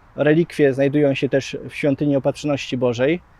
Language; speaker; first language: Polish; native; Polish